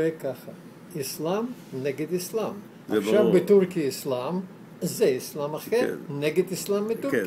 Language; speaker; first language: Hebrew; non-native, learner; Russian